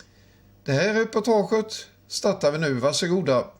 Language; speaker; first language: Swedish; native; Swedish